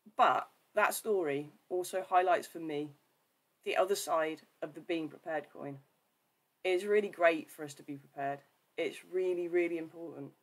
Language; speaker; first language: English; native; English